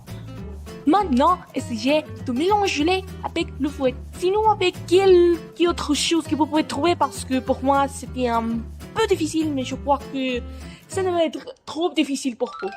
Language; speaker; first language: French; non-native, learner; Spanish